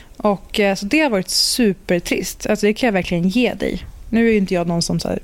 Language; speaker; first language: Swedish; early bilingual, other home language; Persian